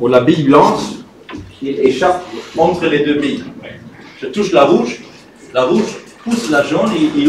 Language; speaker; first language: French; non-native, fluent; Swedish